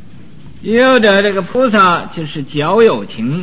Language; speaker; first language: Chinese; native; Chinese